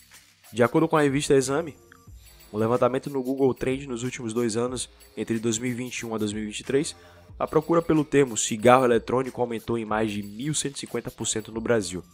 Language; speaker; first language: Portuguese; native; Portuguese